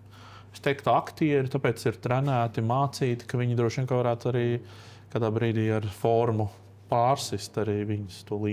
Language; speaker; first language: Latvian; native; Latvian